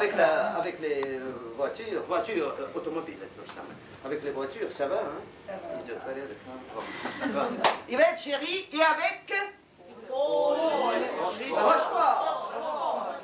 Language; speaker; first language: French; non-native, learner; Russian